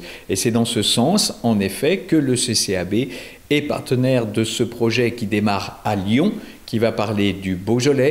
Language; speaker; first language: French; native; French